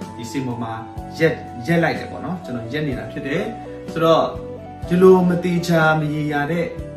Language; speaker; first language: Burmese; non-native, local second language; S'gaw Karen